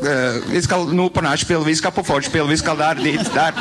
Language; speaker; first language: Norwegian; non-native, fluent; Croatian